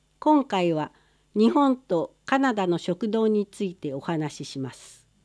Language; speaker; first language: Japanese; non-native, fluent; English